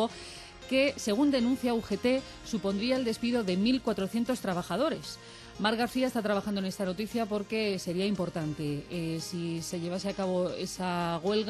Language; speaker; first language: Spanish; native; Spanish